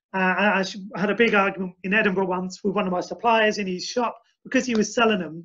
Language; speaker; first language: English; native; English